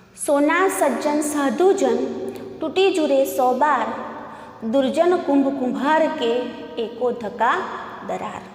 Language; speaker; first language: Hindi; non-native, local second language; Gujarati